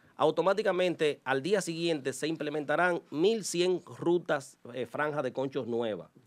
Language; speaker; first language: Spanish; native; Spanish